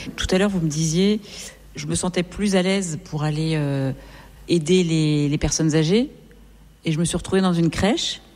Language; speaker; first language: French; native; French